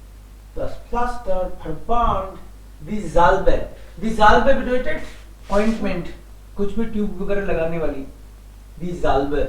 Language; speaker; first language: German; non-native, fluent; Hindi